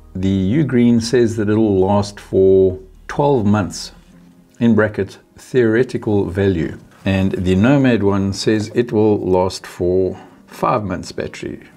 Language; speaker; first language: English; native; English